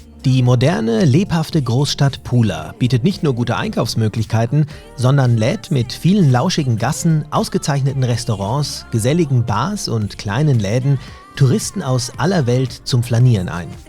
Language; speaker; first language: German; native; German